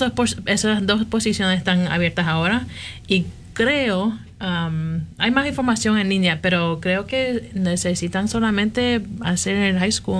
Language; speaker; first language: Spanish; early bilingual, heritage; Spanish